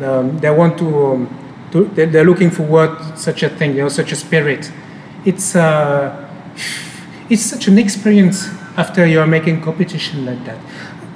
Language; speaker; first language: English; non-native, fluent; French